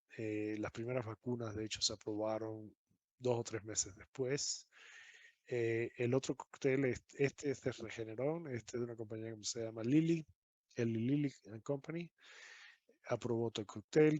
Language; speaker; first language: Spanish; native; Spanish